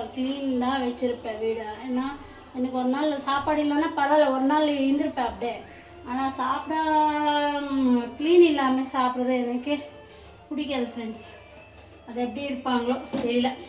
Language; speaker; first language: Tamil; non-native, local second language; Kannada